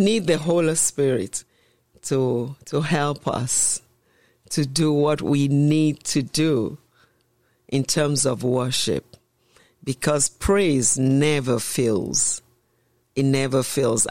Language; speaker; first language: English; non-native, local second language; Yoruba